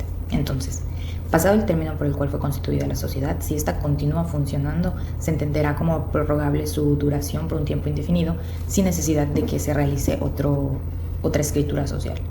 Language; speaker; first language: Spanish; native; Spanish